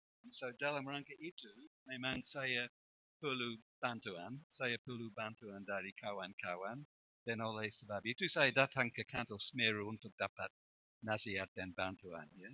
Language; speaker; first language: Indonesian; non-native, fluent; English